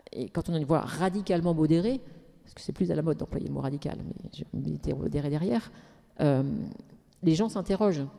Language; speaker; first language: French; native; French